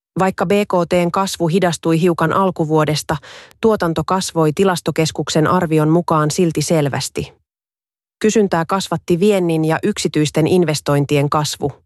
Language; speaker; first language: Finnish; native; Finnish